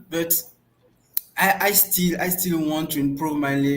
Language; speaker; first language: English; non-native, learner; French